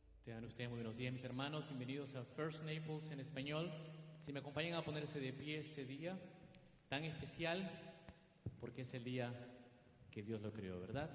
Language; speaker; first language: Spanish; native; Spanish